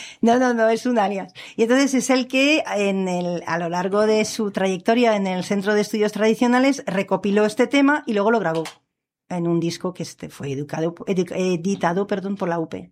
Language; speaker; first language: Spanish; non-native, fluent; French